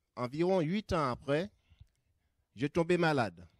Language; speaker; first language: French; native; French